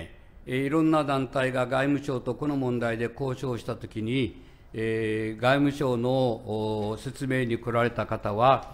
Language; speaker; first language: Japanese; native; Japanese